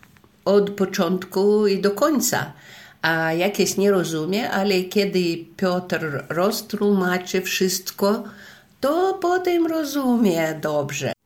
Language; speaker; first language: Polish; non-native, learner; Russian